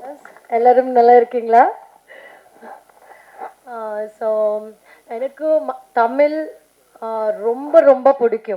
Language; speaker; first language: Tamil; non-native, learner; Kannada